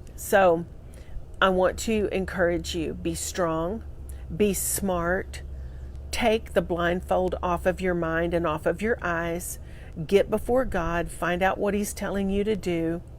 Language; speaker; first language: English; native; English